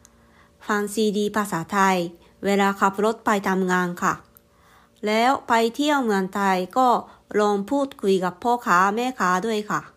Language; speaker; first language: Thai; non-native, fluent; Japanese